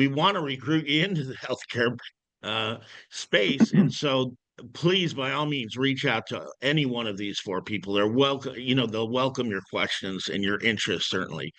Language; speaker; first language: English; native; English